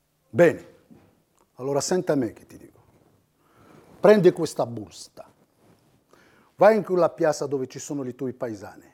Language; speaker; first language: Italian; non-native, fluent; Arabic